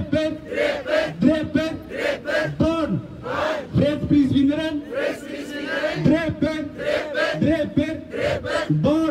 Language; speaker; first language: Norwegian; non-native, learner; Oromo